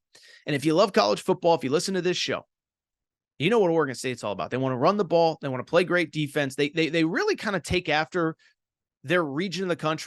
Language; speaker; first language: English; native; English